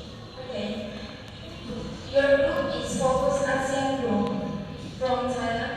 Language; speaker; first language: English; non-native, learner; Indonesian